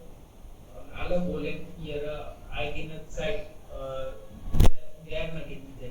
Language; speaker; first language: German; non-native, learner; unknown